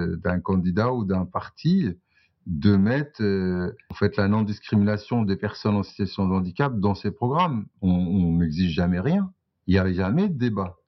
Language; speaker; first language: French; non-native, local second language; Arabic